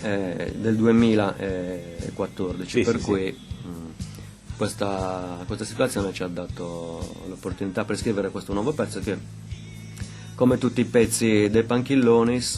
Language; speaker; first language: Italian; native; Italian